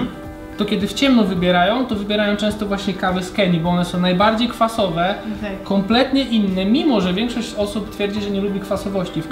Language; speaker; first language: Polish; native; Polish